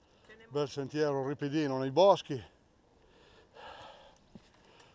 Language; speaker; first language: Italian; native; Italian